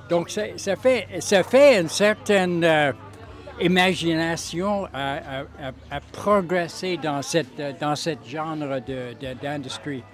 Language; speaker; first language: French; non-native, local second language; English